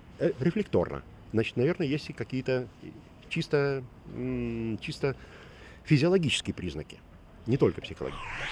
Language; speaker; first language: Russian; native; Russian